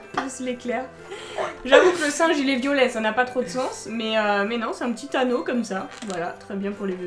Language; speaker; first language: French; native; French